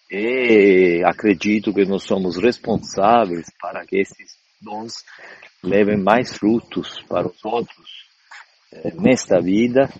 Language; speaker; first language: Portuguese; non-native, fluent; Italian